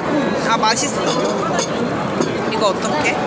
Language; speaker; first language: Korean; native; Korean